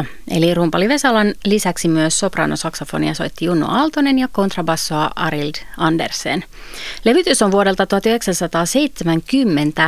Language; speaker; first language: Finnish; native; Finnish